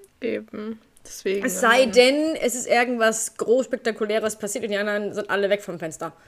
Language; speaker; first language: German; native; German